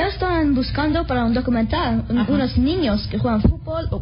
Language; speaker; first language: Spanish; early bilingual, heritage; Spanish